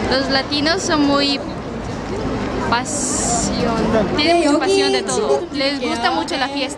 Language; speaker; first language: Spanish; non-native, learner; Korean